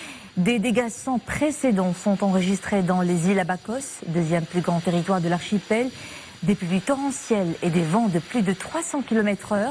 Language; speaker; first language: French; non-native, local second language; Arabic